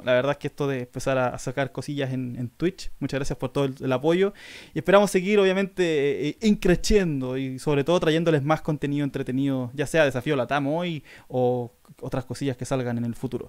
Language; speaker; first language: Spanish; native; Spanish